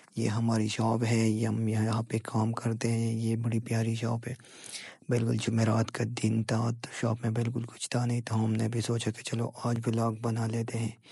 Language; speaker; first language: Urdu; non-native, local second language; Pashto